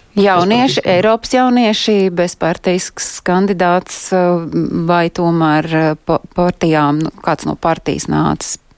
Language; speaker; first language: Latvian; native; Latvian